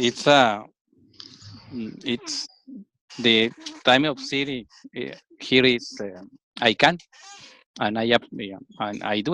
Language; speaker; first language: English; non-native, learner; Spanish